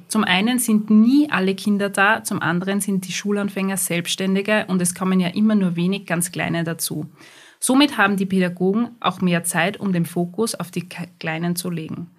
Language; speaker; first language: German; native; German